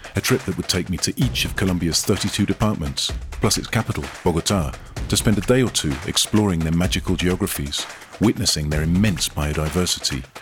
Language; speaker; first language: English; native; English